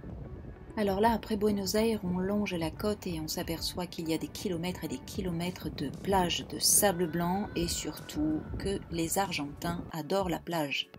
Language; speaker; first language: French; native; French